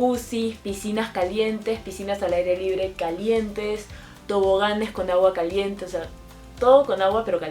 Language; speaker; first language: Spanish; native; Spanish